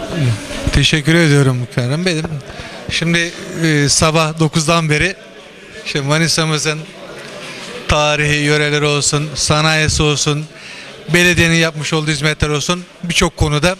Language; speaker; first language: Turkish; native; Turkish